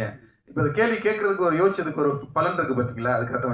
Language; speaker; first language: Tamil; native; Tamil